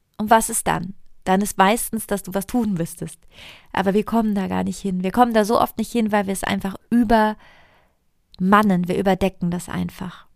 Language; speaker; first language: German; non-native, fluent; Italian